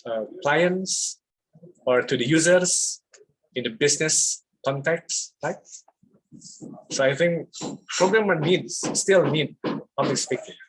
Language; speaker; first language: English; non-native, fluent; Indonesian